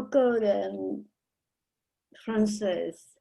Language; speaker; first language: Spanish; non-native, learner; English